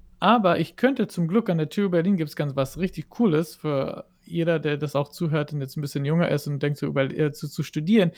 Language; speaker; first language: German; non-native, fluent; Hebrew